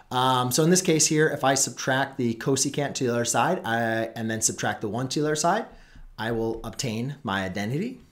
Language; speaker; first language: English; native; English